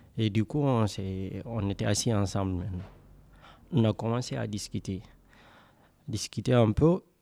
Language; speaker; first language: French; non-native, local second language; Fula